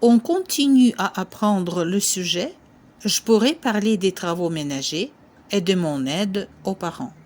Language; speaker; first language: French; non-native, fluent; Ukrainian